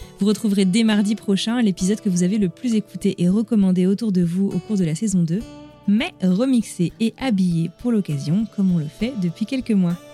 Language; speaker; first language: French; native; French